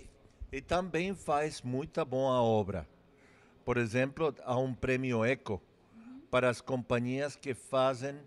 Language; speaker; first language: Portuguese; non-native, fluent; English